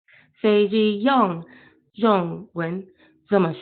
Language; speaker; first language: Chinese; non-native, learner; English